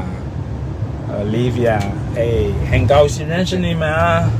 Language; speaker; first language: Chinese; non-native, fluent; Spanish